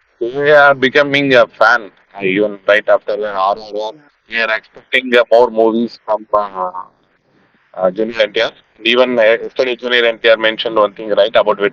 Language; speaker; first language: English; non-native, local second language; Tamil